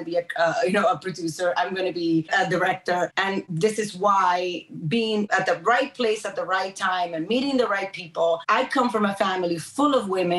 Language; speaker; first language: English; early bilingual, other home language; Spanish